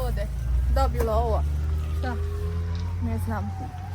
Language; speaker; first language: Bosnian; non-native, learner; Chinese